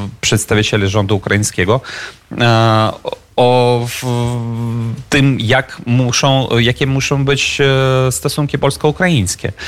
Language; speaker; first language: Polish; non-native, fluent; Ukrainian